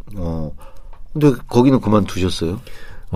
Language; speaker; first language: Korean; native; Korean